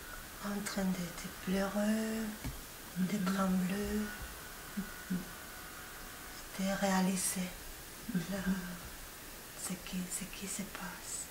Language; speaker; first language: French; non-native, fluent; Spanish